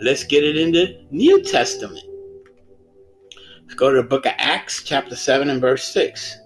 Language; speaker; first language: English; native; English